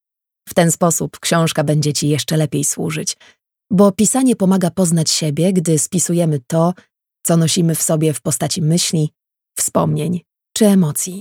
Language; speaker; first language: Polish; native; Polish